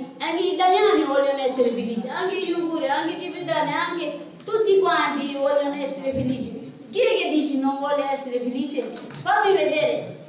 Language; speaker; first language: Italian; non-native, learner; Tibetan